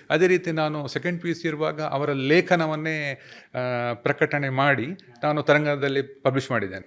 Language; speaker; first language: Kannada; non-native, local second language; Urdu